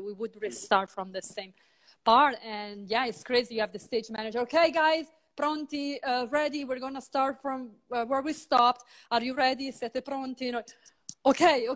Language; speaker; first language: English; non-native, fluent; Italian